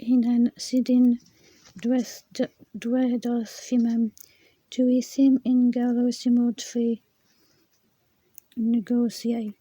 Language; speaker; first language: Welsh; non-native, learner; English